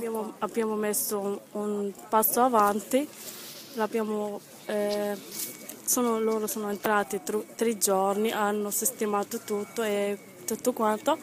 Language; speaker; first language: Italian; non-native, fluent; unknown